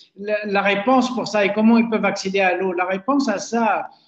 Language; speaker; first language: French; non-native, local second language; Arabic